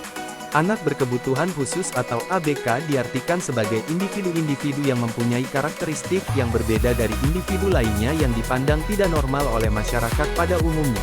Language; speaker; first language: Indonesian; native; Indonesian